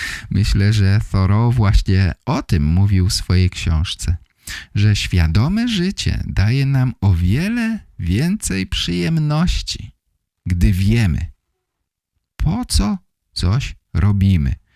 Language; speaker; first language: Polish; native; Polish